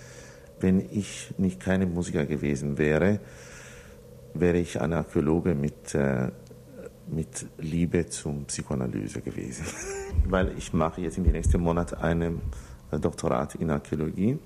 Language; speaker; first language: German; non-native, fluent; Italian